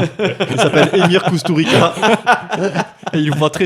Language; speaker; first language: French; native; French